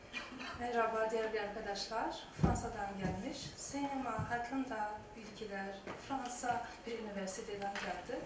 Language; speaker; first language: Turkish; non-native, learner; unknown